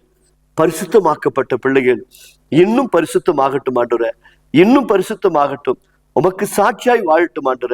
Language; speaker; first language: Tamil; native; Tamil